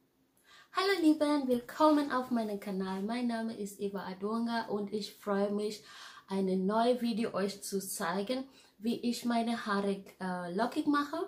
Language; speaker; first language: German; non-native, fluent; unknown